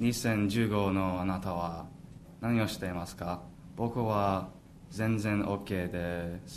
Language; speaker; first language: Japanese; non-native, learner; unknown